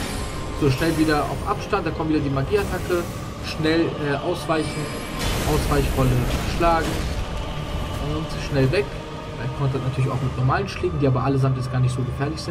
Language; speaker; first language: German; native; German